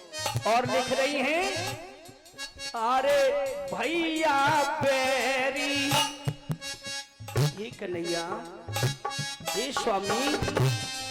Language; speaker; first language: Hindi; native; Hindi